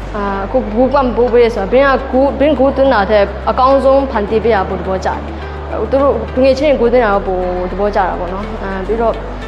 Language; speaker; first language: Burmese; non-native, local second language; Kachin